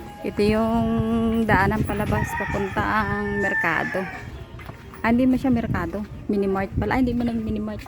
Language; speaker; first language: Filipino; non-native, local second language; Hiligaynon